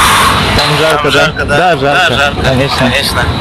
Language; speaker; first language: Russian; non-native, local second language; Turkmen